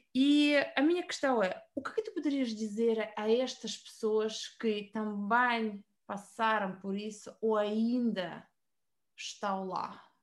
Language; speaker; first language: Portuguese; non-native, fluent; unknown